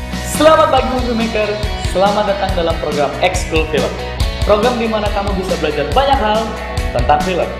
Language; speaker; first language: Indonesian; native; Indonesian